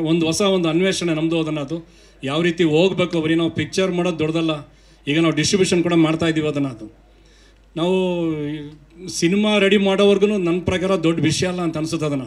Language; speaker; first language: Kannada; native; Kannada